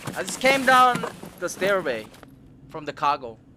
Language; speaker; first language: English; non-native, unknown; Korean